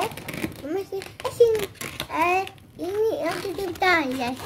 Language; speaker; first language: Indonesian; native; Indonesian